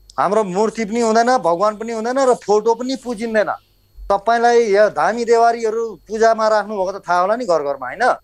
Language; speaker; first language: Nepali; non-native, local second language; Limbu